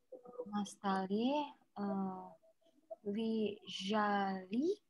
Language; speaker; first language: Russian; non-native, learner; Indonesian